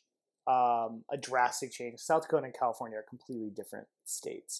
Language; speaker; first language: English; native; English